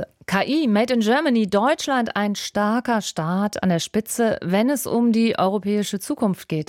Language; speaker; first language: German; native; German